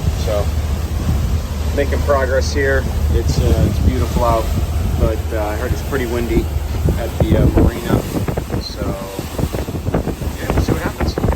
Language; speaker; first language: English; native; English